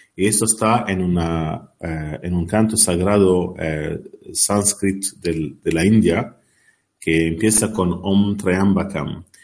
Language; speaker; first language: Spanish; non-native, learner; Arabic